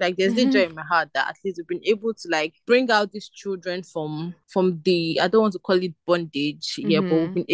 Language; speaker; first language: English; non-native, local second language; Igbo